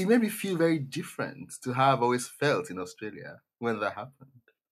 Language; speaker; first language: English; non-native, local second language; Yoruba